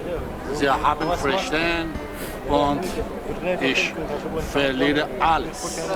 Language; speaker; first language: German; non-native, learner; Persian